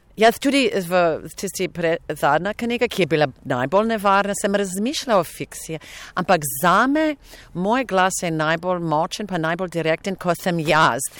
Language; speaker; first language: Slovenian; non-native, fluent; English